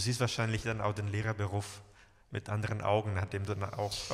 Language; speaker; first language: German; native; German